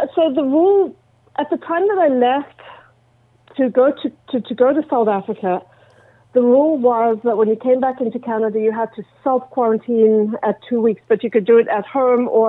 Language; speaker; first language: English; native; English